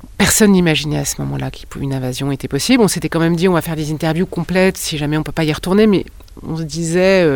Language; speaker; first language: French; native; French